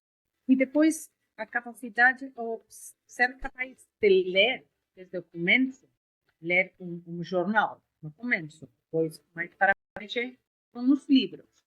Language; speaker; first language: Portuguese; non-native, learner; Spanish